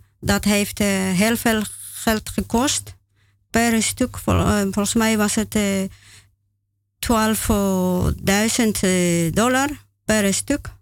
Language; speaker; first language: Dutch; non-native, learner; Spanish